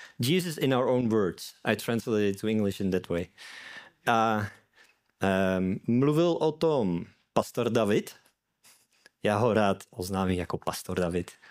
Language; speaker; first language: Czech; non-native, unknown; English